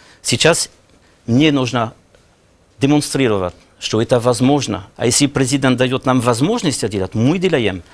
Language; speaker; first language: Russian; non-native, learner; French